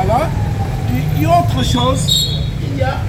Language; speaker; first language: French; non-native, learner; Arabic